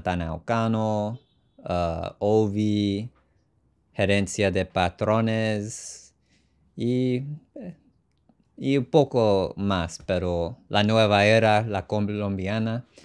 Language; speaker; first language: Spanish; non-native, learner; English